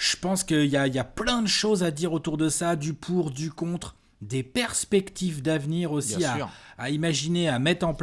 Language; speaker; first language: French; native; French